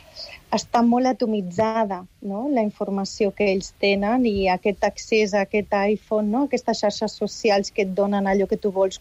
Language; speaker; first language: Catalan; native; Catalan